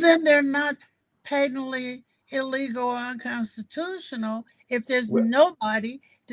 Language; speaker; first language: English; native; English